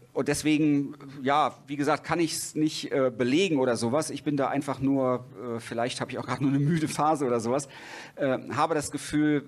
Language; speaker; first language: German; native; German